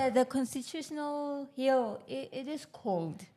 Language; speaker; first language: English; non-native, local second language; Zulu